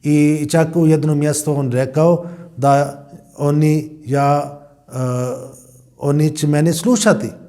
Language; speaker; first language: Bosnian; non-native, learner; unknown